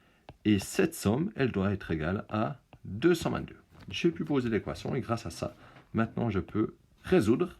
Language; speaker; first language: French; native; French